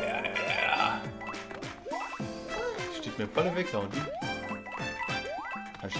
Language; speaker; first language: German; native; German